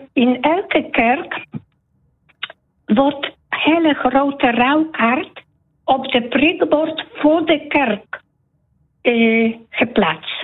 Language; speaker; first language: Dutch; non-native, learner; Polish